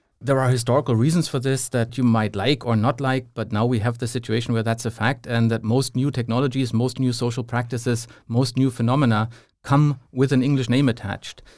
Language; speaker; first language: English; non-native, fluent; German